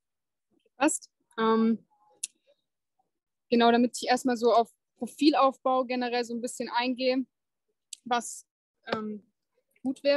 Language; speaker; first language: German; native; German